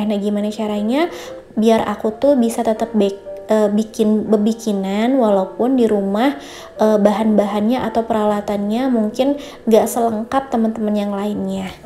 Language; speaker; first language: Indonesian; native; Indonesian